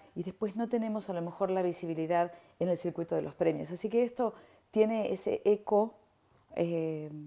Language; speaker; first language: Spanish; native; Spanish